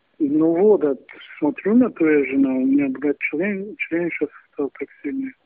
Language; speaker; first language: Russian; non-native, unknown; Turkish